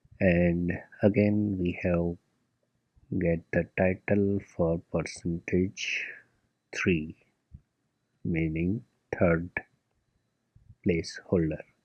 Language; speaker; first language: English; non-native, local second language; Gujarati